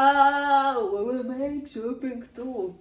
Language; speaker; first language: English; non-native, learner; Arabic